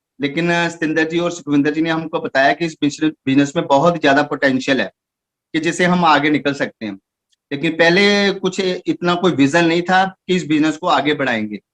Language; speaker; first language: Hindi; non-native, local second language; Punjabi